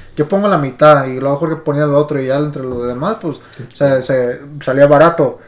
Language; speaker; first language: Spanish; early bilingual, heritage; Spanish